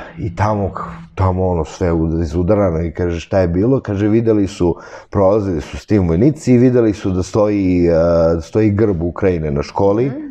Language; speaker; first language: Serbian; early bilingual, heritage; Serbian